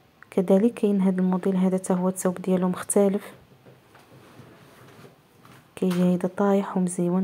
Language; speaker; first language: Arabic; native; Arabic